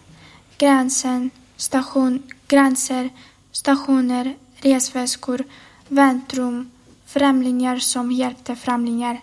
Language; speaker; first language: Swedish; non-native, fluent; Ukrainian